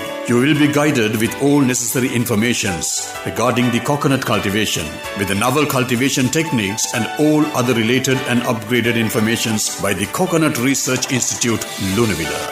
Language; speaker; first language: English; non-native, local second language; Sinhala